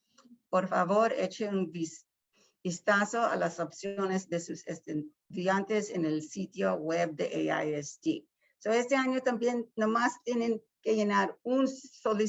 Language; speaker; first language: Spanish; early bilingual, heritage; Spanish